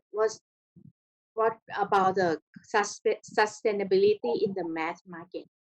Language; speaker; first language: English; non-native, learner; Thai